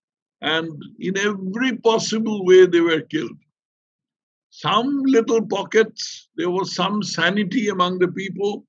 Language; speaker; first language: English; non-native, local second language; Bangla